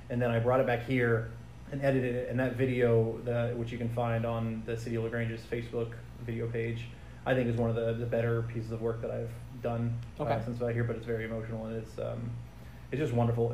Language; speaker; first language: English; native; English